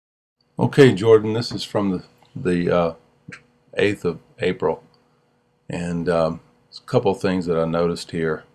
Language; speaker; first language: English; native; English